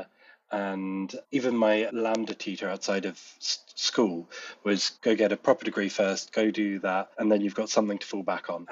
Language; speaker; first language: English; native; English